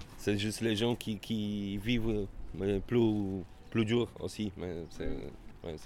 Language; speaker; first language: French; non-native, learner; Polish